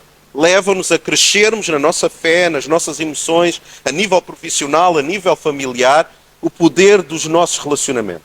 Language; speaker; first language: Portuguese; native; Portuguese